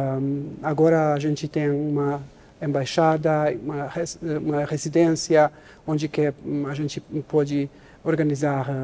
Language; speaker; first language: Portuguese; non-native, learner; Serbian